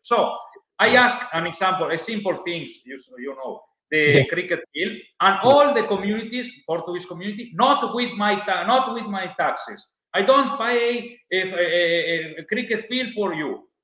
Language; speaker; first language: English; non-native, learner; Italian